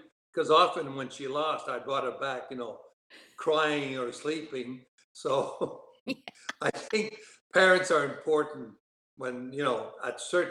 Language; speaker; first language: English; native; English